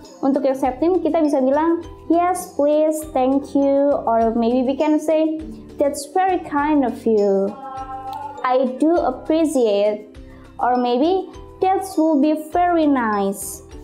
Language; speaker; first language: English; non-native, fluent; Indonesian